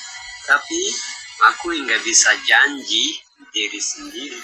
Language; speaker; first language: Indonesian; non-native, learner; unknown